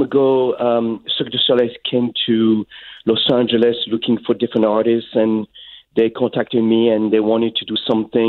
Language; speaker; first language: English; non-native, fluent; French